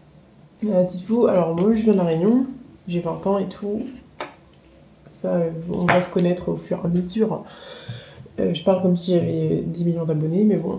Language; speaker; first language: French; native; French